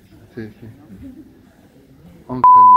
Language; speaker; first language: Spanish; non-native, learner; French